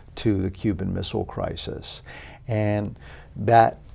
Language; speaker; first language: English; native; English